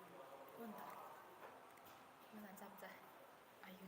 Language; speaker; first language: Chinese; native; Chinese